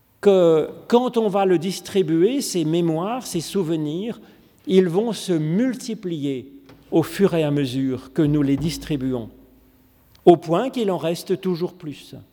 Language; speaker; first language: French; native; French